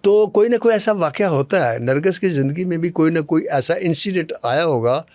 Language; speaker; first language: Urdu; non-native, local second language; Punjabi